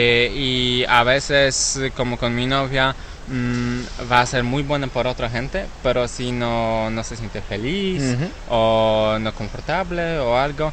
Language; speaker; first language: Spanish; non-native, learner; Polish